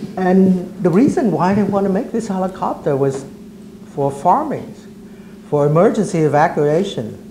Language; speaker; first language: English; early bilingual, other home language; Vietnamese